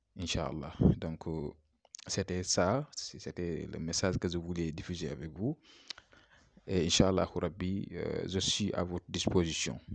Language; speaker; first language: French; non-native, local second language; Wolof